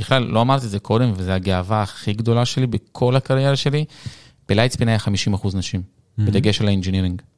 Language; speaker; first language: Hebrew; early bilingual, other home language; Russian